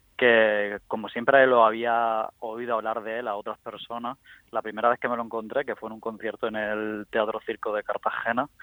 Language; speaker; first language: Spanish; native; Spanish